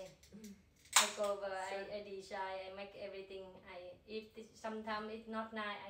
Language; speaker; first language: English; non-native, learner; Vietnamese